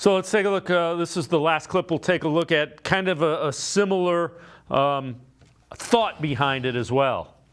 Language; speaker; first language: English; native; English